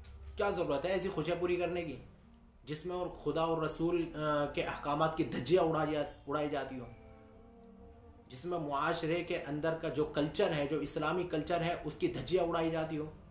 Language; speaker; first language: Urdu; native; Urdu